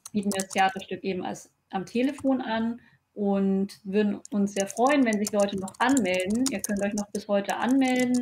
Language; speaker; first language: German; native; German